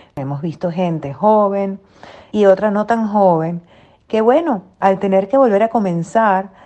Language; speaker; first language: Spanish; native; Spanish